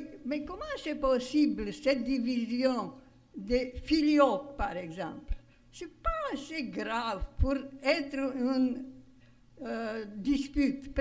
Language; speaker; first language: French; non-native, fluent; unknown